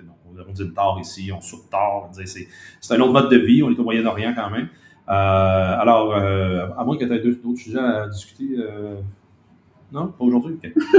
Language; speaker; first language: French; native; French